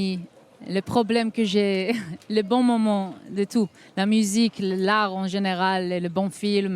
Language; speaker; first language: French; non-native, fluent; Hebrew